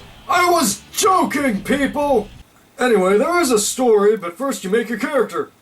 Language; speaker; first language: English; native; English